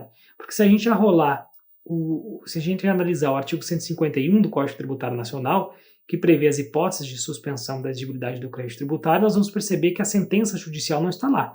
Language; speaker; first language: Portuguese; native; Portuguese